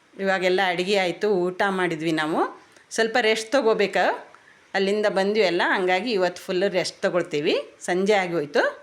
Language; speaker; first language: Kannada; native; Kannada